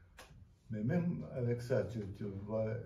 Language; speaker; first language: French; non-native, fluent; Russian